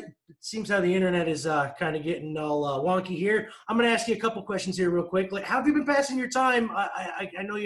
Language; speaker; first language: English; native; English